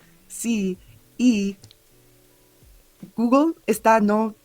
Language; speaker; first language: Spanish; non-native, learner; English